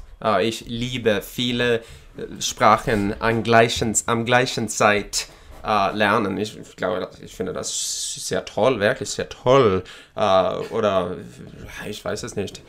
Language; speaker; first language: German; non-native, learner; English